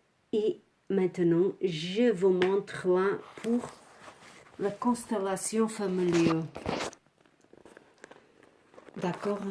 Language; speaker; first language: French; non-native, fluent; Portuguese